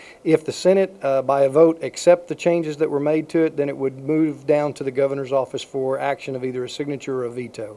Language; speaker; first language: English; native; English